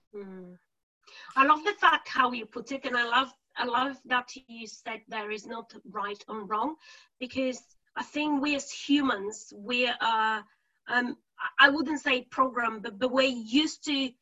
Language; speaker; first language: English; non-native, fluent; Bulgarian